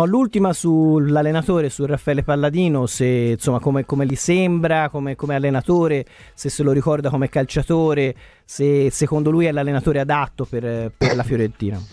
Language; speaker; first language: Italian; native; Italian